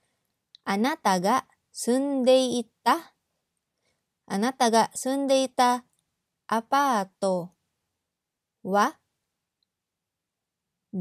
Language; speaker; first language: Japanese; non-native, fluent; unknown